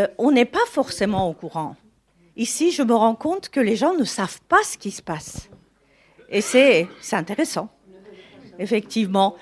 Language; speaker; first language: French; non-native, fluent; Persian